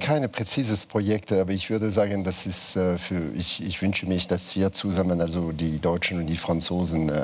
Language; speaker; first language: German; non-native, fluent; French